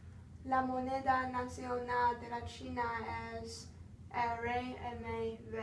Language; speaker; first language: Spanish; non-native, learner; Chinese